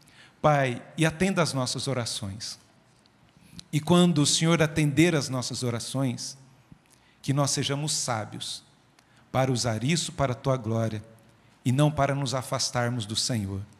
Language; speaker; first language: Portuguese; native; Portuguese